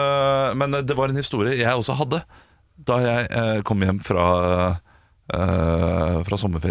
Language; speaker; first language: Norwegian; native; Norwegian